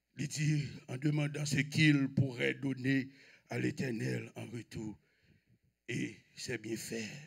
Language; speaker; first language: French; non-native, local second language; Haitian Creole